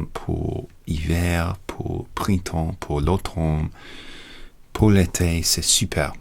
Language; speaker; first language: French; non-native, learner; English